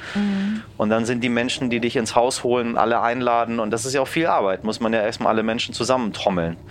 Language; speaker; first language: German; early bilingual, other home language; Persian